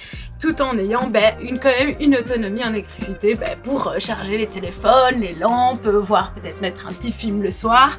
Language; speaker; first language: French; native; French